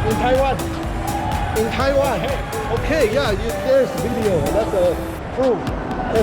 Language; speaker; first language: English; non-native, fluent; Chinese